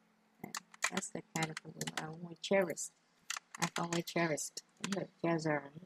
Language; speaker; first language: English; non-native, fluent; Vietnamese